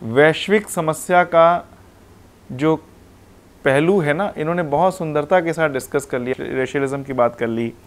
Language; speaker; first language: Hindi; non-native, local second language; Punjabi